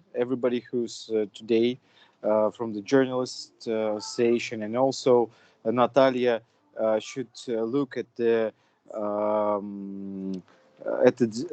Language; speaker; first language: English; non-native, fluent; Russian